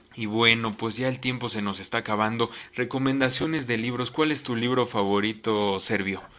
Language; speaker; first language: Spanish; native; Spanish